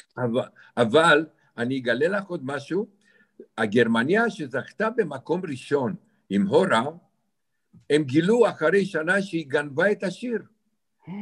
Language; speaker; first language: Hebrew; non-native, fluent; Romanian